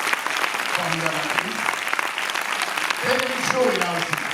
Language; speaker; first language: French; native; French